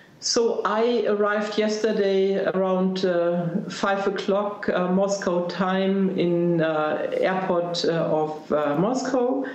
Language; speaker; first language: English; non-native, fluent; German